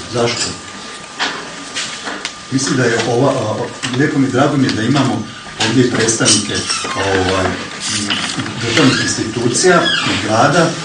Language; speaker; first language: Croatian; native; Croatian